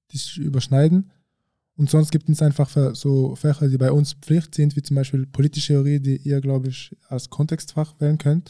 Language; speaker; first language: German; early bilingual, other home language; French